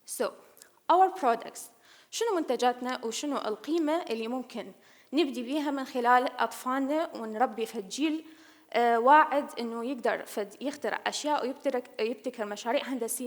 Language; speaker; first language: English; non-native, learner; Arabic